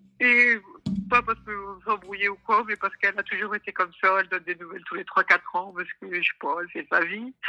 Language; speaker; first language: French; early bilingual, other home language; Wolof